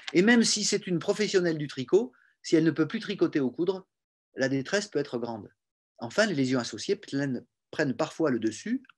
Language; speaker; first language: French; native; French